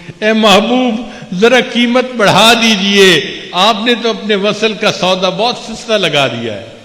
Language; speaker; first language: Urdu; non-native, local second language; Punjabi